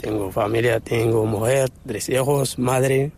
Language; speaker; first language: Spanish; non-native, learner; Arabic